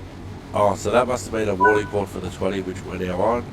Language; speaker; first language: English; native; English